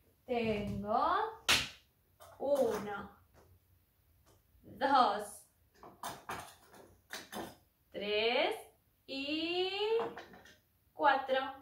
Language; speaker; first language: Spanish; native; Spanish